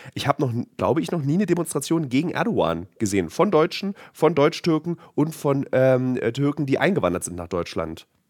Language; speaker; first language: German; native; German